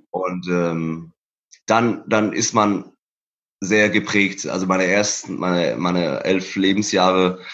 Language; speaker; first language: German; early bilingual, other home language; Persian